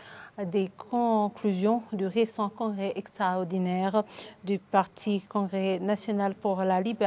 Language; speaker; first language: French; non-native, local second language; Rundi